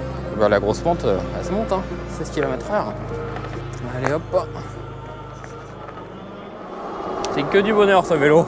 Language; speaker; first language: French; native; French